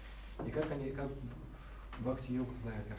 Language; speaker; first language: Russian; native; Russian